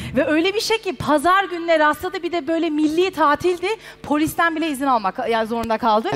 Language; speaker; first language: Turkish; early bilingual, heritage; Turkish